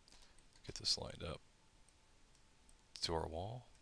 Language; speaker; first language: English; native; English